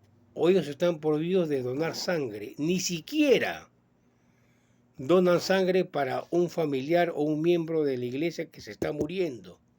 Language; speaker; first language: Spanish; native; Spanish